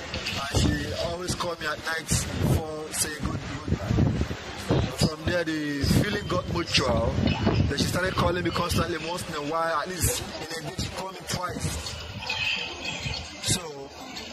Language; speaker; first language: English; non-native, local second language; Igbo